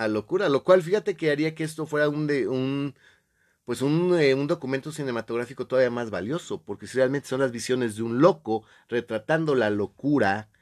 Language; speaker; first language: Spanish; native; Spanish